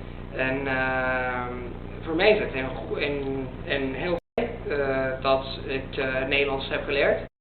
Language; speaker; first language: Dutch; non-native, learner; Italian